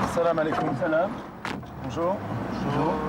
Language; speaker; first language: French; native; French